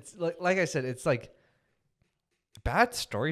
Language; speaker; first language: English; native; English